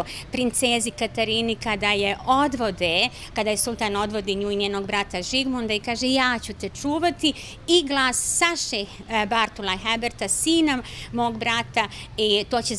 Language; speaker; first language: Bosnian; native; Bosnian